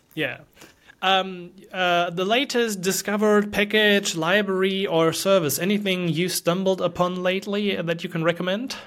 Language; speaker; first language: English; non-native, fluent; German